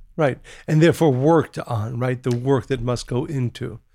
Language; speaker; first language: English; early bilingual, other home language; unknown